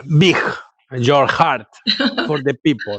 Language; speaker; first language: English; non-native, learner; Galician